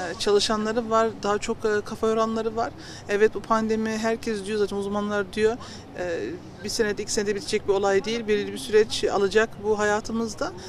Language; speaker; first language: Turkish; early bilingual, heritage; Turkish